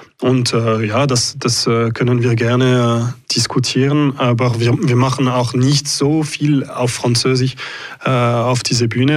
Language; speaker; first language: German; non-native, local second language; French